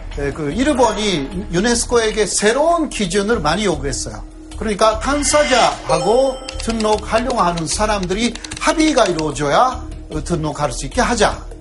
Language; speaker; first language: Korean; non-native, fluent; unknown